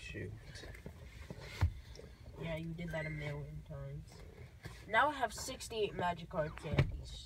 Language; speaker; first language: English; native; English